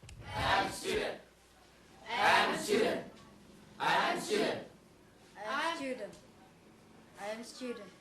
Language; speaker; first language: English; non-native, learner; Balinese